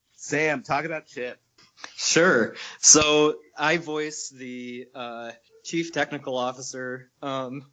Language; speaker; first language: English; native; English